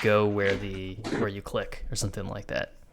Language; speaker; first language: English; native; English